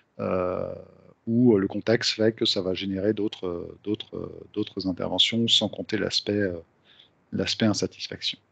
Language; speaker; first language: French; native; French